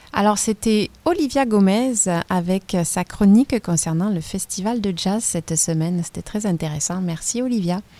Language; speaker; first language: French; native; French